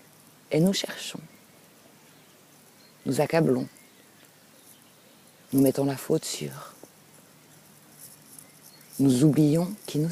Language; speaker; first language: French; native; French